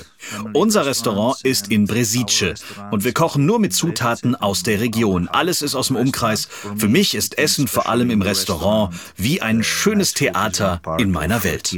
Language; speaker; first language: German; non-native, fluent; Slovenian